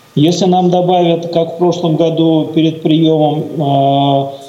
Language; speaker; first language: Russian; native; Russian